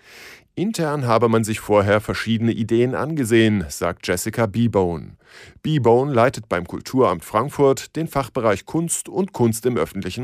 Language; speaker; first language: German; native; German